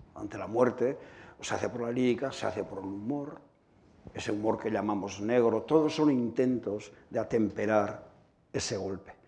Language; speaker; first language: Spanish; native; Spanish